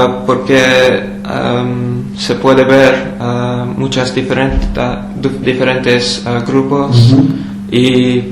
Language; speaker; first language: Spanish; non-native, learner; English